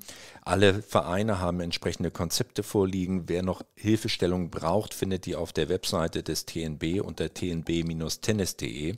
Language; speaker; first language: German; native; German